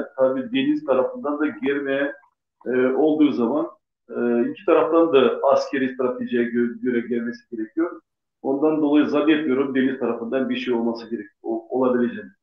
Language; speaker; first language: Turkish; non-native, local second language; Gagauz